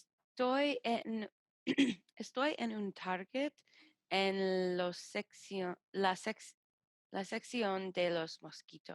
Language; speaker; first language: Spanish; non-native, learner; English